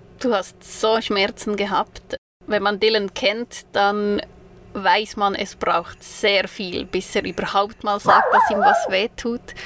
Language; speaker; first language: German; native; German